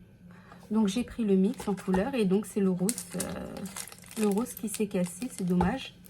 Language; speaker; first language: French; native; French